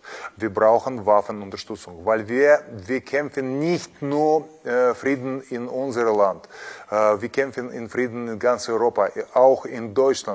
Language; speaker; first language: German; non-native, fluent; Russian